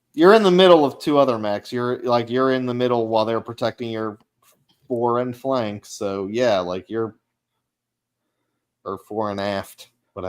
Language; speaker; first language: English; native; English